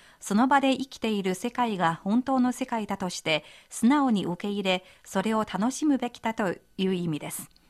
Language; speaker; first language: Japanese; non-native, fluent; Chinese